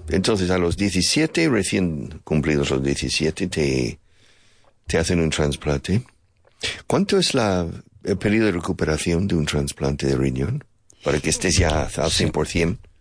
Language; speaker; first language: Spanish; non-native, fluent; English